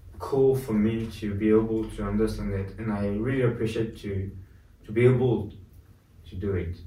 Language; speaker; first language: English; non-native, learner; French